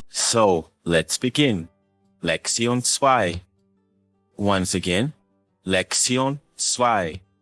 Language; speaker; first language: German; non-native, fluent; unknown